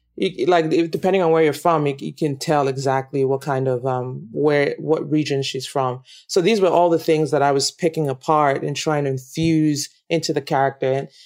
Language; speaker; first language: English; non-native, local second language; Yoruba